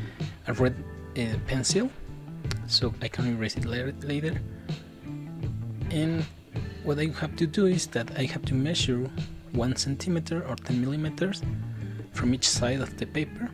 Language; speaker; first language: English; non-native, fluent; Spanish